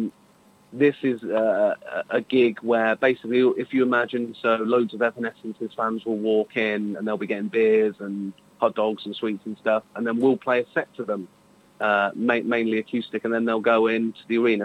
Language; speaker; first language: English; native; English